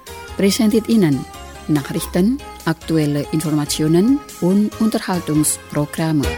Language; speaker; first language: German; non-native, fluent; Indonesian